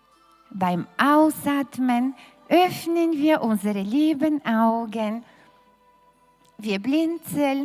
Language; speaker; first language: German; non-native, fluent; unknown